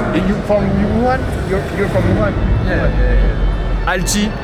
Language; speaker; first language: English; non-native, learner; French